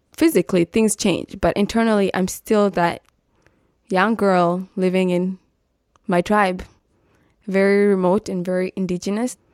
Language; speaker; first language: English; non-native, local second language; Meru